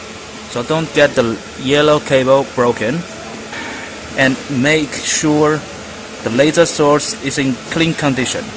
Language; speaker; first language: English; non-native, learner; Chinese